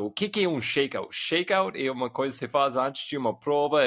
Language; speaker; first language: Portuguese; non-native, fluent; English